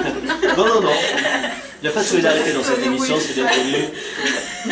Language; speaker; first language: French; native; French